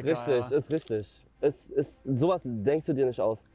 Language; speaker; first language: German; native; German